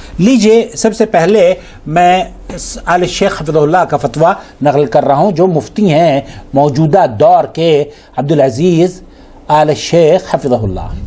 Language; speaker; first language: Urdu; native; Urdu